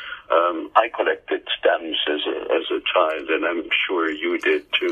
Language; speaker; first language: English; early bilingual, heritage; English